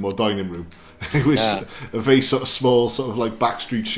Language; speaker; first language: English; native; English